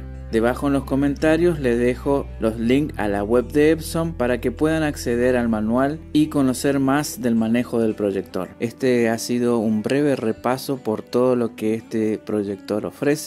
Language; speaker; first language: Spanish; native; Spanish